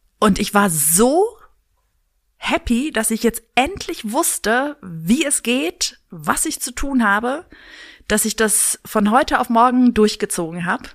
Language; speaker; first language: German; early bilingual, other home language; Greek